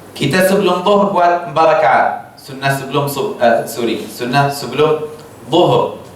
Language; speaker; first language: Malay; non-native, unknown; Arabic